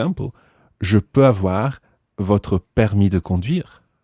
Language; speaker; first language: French; non-native, fluent; English